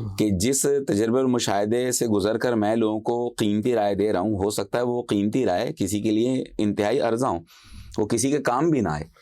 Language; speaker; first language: Urdu; native; Urdu